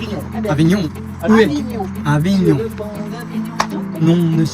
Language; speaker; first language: French; non-native, learner; Kazakh